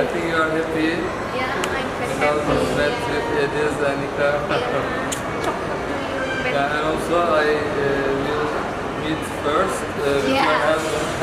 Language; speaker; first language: English; non-native, learner; Indonesian